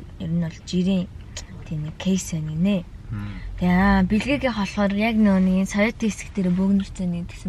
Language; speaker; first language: Mongolian; native; Mongolian